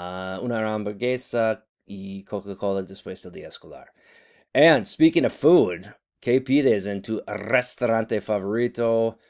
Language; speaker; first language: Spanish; non-native, fluent; English